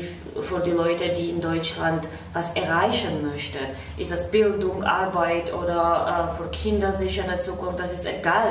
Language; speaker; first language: German; non-native, fluent; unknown